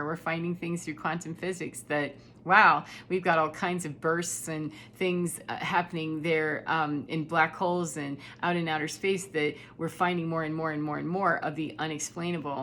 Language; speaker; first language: English; native; English